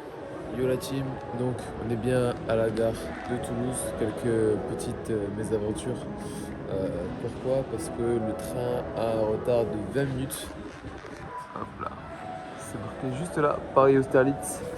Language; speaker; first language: French; native; French